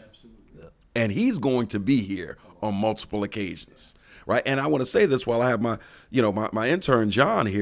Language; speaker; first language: English; native; English